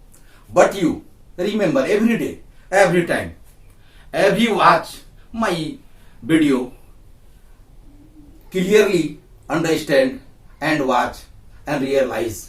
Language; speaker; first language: English; non-native, learner; Hindi